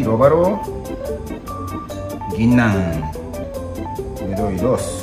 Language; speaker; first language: Spanish; non-native, learner; Japanese